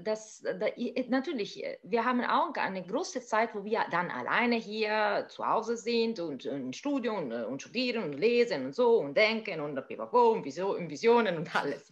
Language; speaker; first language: German; non-native, fluent; Italian